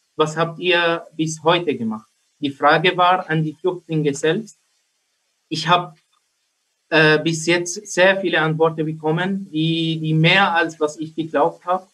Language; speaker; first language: German; non-native, learner; Arabic